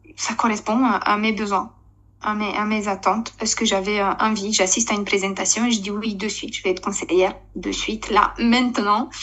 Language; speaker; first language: French; non-native, fluent; Romanian